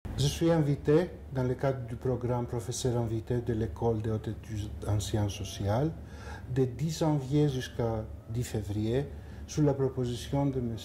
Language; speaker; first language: French; non-native, fluent; Greek